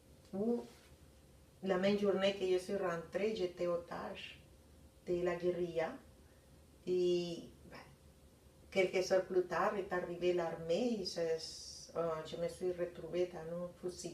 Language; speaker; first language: French; non-native, fluent; Spanish